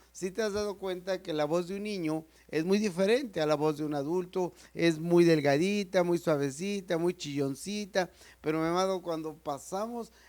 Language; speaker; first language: Spanish; native; Spanish